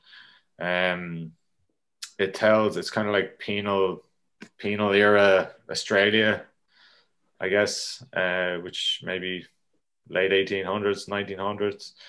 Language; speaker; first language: English; native; English